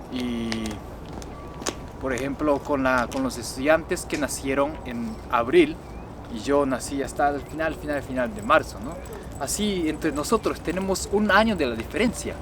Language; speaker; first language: Spanish; non-native, fluent; Japanese